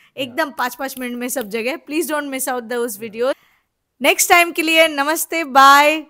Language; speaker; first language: Hindi; native; Hindi